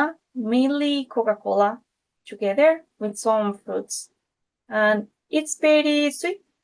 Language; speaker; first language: English; non-native, fluent; Spanish